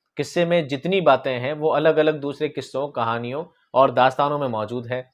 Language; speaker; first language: Urdu; native; Urdu